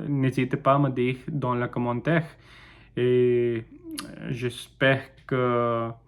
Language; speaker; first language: French; non-native, learner; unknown